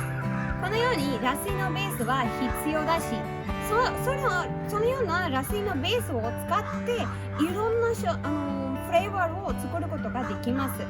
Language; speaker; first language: Japanese; non-native, fluent; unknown